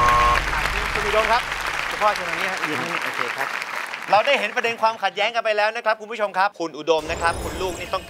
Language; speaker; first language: Thai; native; Thai